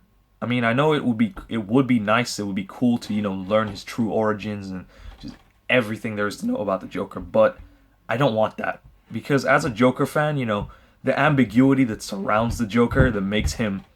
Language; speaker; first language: English; native; English